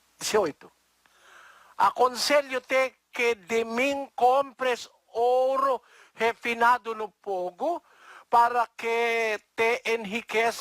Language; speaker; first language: Portuguese; non-native, learner; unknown